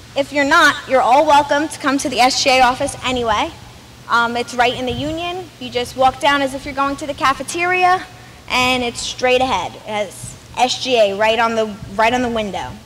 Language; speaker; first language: English; native; English